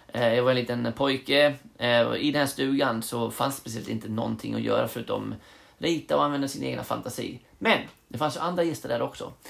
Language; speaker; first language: Swedish; early bilingual, other home language; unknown